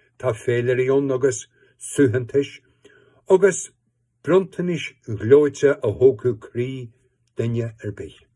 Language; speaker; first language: Irish; native; Irish